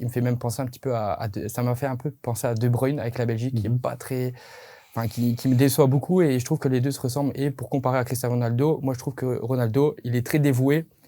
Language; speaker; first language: French; native; French